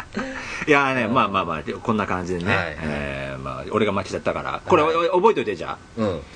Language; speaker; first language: Japanese; native; Japanese